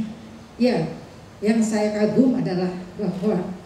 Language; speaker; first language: Indonesian; native; Indonesian